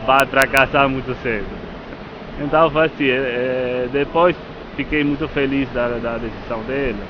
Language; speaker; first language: Portuguese; non-native, fluent; Italian